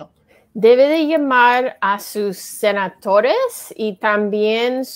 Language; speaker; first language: Spanish; non-native, learner; English